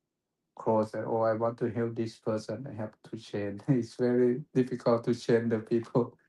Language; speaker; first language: English; non-native, fluent; Thai